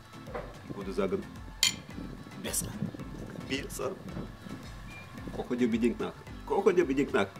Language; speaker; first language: German; non-native, fluent; Russian